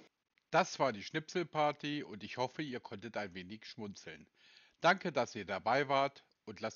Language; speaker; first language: German; native; German